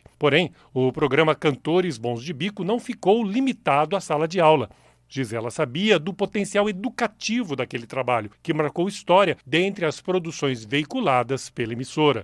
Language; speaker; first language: Portuguese; native; Portuguese